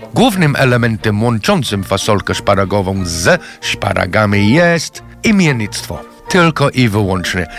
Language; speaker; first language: Polish; non-native, fluent; English